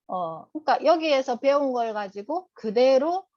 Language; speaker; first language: Korean; native; Korean